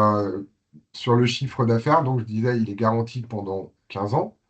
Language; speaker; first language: French; native; French